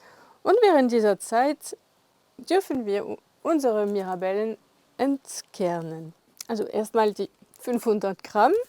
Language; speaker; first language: German; non-native, fluent; French